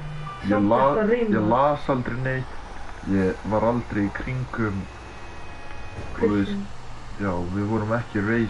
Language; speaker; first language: Icelandic; early bilingual, heritage; Icelandic